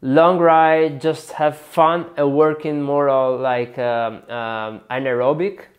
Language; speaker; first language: English; non-native, learner; Italian